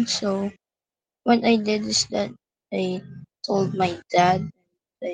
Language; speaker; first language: English; non-native, local second language; Filipino